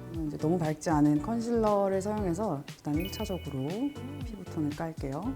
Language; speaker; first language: Korean; native; Korean